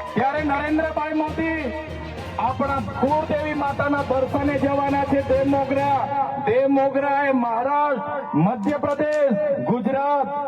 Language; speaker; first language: Gujarati; non-native, local second language; Vasavi